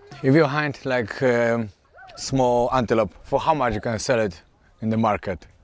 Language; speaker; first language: English; non-native, learner; Polish